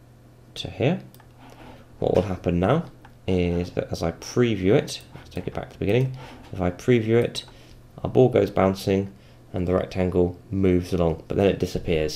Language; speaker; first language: English; native; English